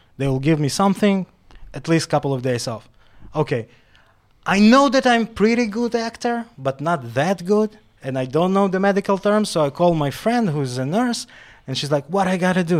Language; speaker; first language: English; non-native, fluent; Hebrew